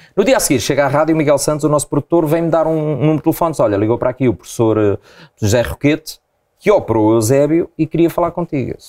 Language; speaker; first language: Portuguese; native; Portuguese